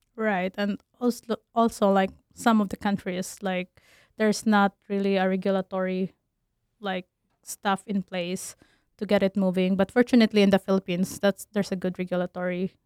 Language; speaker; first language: English; non-native, local second language; Cebuano